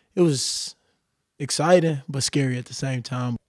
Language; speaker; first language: English; native; English